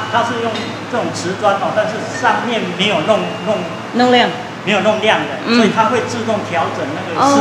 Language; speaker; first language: Chinese; native; Chinese